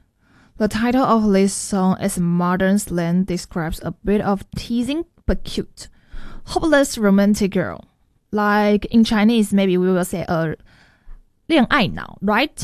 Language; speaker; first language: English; non-native, fluent; Chinese